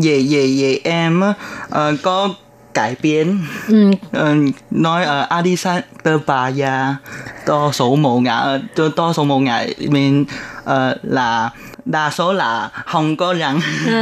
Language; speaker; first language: Vietnamese; non-native, learner; Chinese